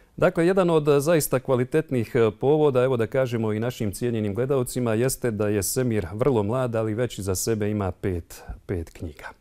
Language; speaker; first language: Bosnian; native; Bosnian